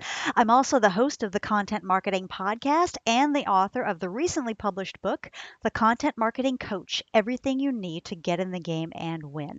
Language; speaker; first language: English; native; English